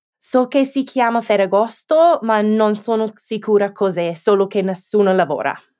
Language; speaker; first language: Italian; non-native, fluent; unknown